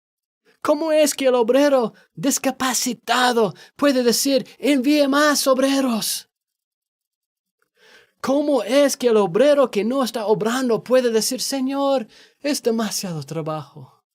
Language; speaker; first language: Spanish; non-native, fluent; English